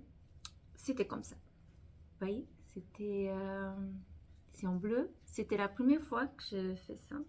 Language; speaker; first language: French; non-native, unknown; Portuguese